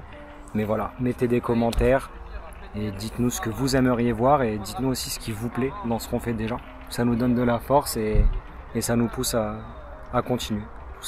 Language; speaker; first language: French; native; French